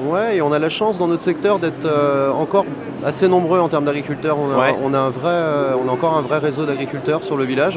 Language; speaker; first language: French; native; French